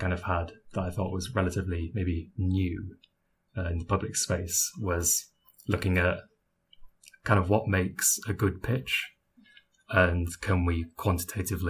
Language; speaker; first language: English; native; English